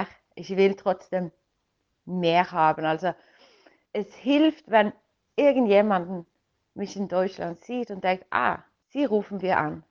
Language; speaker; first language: German; non-native, fluent; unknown